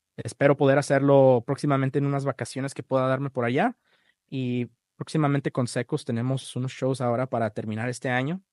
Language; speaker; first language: Spanish; early bilingual, other home language; English